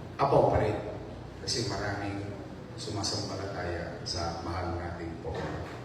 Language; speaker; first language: Filipino; native; Filipino